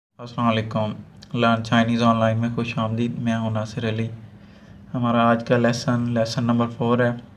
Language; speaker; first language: Urdu; non-native, local second language; Punjabi